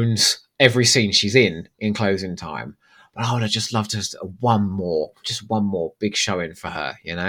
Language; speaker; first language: English; native; English